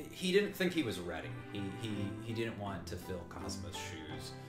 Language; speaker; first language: English; native; English